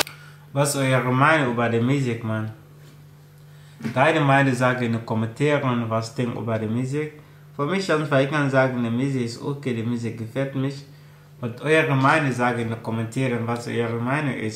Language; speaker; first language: German; non-native, learner; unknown